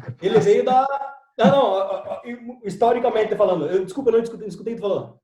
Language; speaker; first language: Portuguese; native; Portuguese